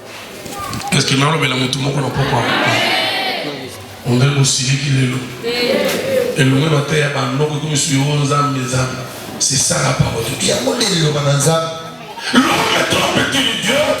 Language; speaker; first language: French; non-native, local second language; Lingala